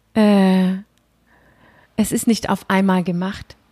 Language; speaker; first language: German; non-native, fluent; Danish